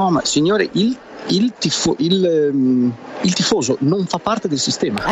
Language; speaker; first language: Italian; native; Italian